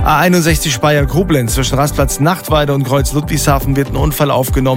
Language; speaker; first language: German; native; German